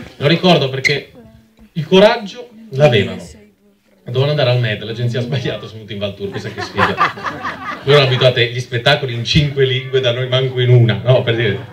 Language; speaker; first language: Italian; native; Italian